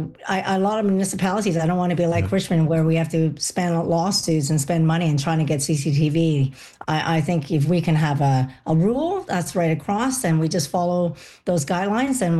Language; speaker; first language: English; non-native, local second language; Cantonese